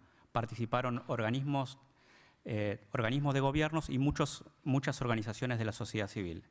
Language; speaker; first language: Spanish; native; Spanish